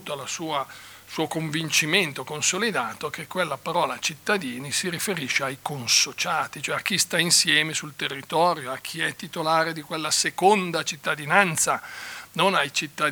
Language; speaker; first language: Italian; native; Italian